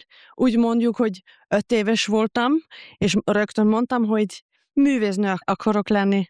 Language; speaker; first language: Hungarian; non-native, fluent; German